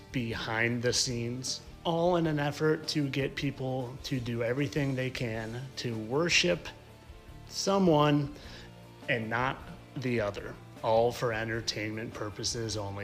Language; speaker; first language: English; native; English